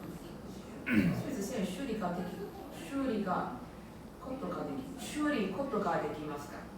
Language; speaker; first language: Japanese; non-native, learner; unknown